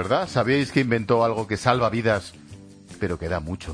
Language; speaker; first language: Spanish; native; Spanish